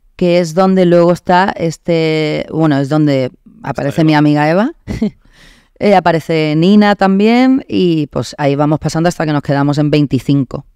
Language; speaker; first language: Spanish; native; Spanish